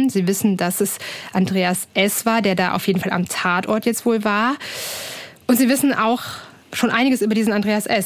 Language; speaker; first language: German; native; German